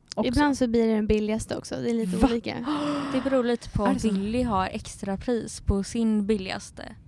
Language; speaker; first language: Swedish; native; Swedish